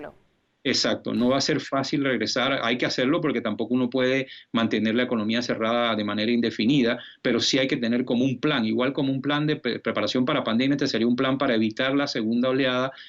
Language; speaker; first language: Spanish; native; Spanish